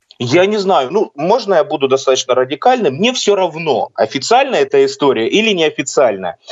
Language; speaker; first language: Russian; native; Russian